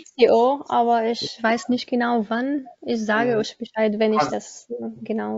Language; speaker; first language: German; non-native, learner; Arabic